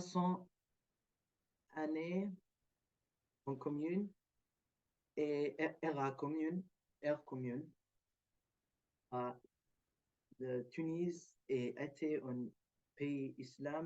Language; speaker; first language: French; non-native, learner; Arabic